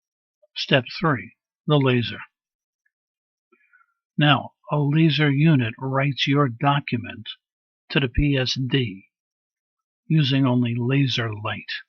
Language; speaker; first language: English; native; English